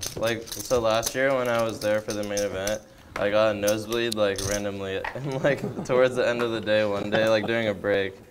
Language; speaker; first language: English; native; English